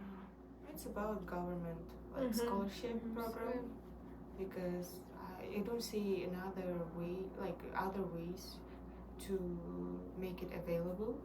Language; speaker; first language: English; non-native, learner; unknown